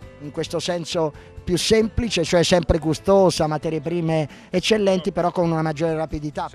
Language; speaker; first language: Italian; native; Italian